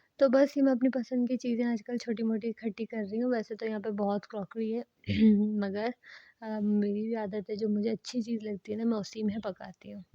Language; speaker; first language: Urdu; native; Urdu